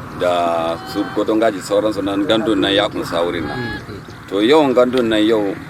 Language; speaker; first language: Hausa; non-native, local second language; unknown